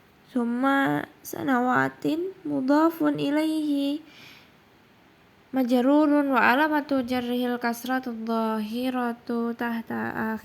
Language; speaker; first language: Arabic; non-native, learner; Indonesian